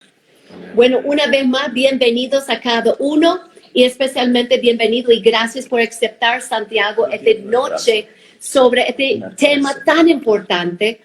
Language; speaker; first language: Spanish; non-native, fluent; English